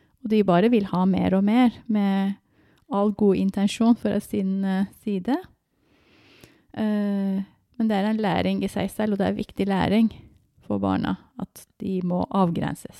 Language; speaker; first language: Norwegian; non-native, fluent; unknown